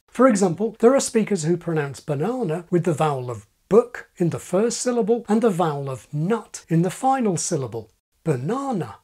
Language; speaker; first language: English; native; English